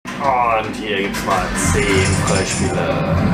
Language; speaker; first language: German; native; German